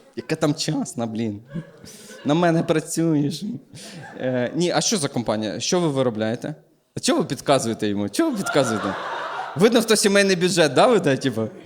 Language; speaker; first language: Ukrainian; native; Ukrainian